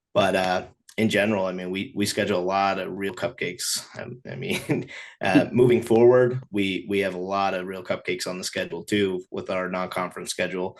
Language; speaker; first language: English; native; English